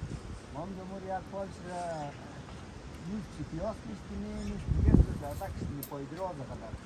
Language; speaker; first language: Persian; native; Persian